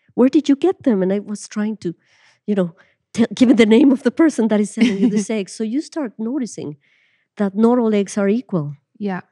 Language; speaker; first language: English; non-native, fluent; Spanish